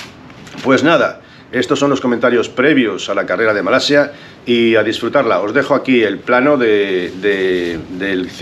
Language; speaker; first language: Spanish; native; Spanish